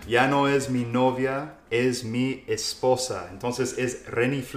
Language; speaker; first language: Spanish; non-native, fluent; English